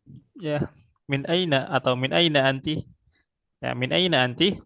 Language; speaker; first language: Arabic; non-native, fluent; Indonesian